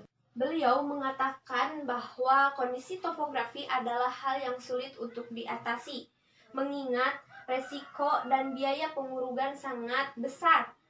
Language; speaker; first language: Indonesian; native; Indonesian